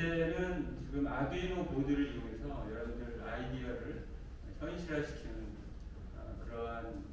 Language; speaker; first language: Korean; native; Korean